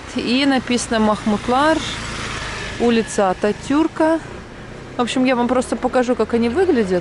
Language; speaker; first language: Russian; native; Russian